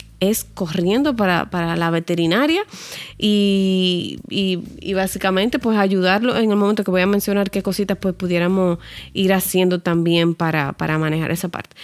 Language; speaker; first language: Spanish; native; Spanish